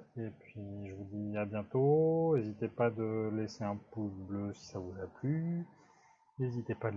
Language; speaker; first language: French; native; French